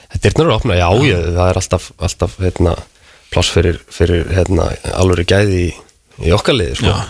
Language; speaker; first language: Icelandic; non-native, fluent; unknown